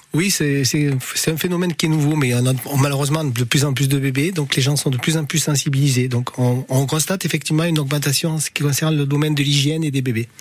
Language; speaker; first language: French; native; French